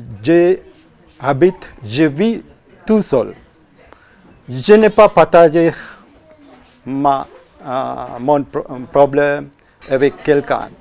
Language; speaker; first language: French; non-native, learner; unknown